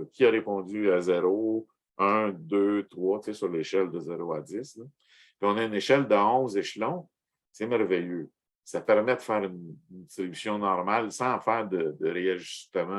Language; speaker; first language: French; native; French